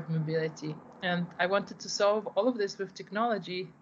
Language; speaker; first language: English; non-native, fluent; Polish